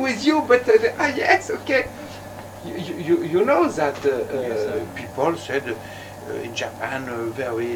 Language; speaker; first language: English; non-native, learner; French